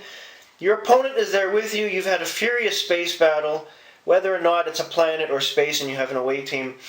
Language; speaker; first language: English; native; English